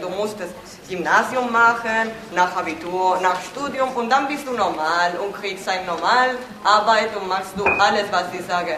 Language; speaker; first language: German; non-native, learner; Spanish